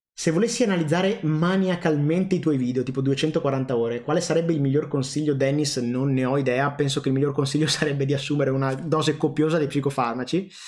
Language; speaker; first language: Italian; native; Italian